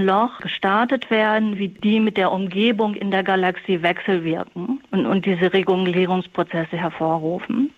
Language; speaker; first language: German; native; German